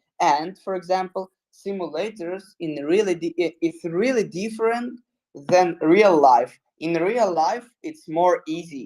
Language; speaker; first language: English; non-native, learner; Ukrainian